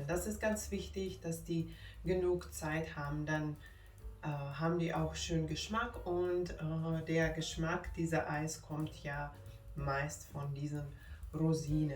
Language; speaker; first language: German; non-native, fluent; Finnish